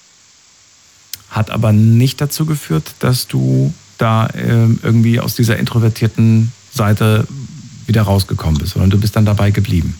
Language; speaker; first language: German; native; German